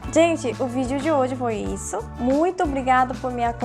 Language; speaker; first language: Portuguese; non-native, fluent; Korean